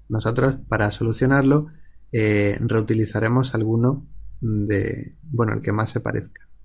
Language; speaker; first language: Spanish; native; Spanish